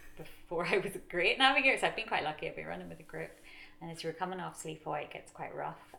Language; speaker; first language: English; native; English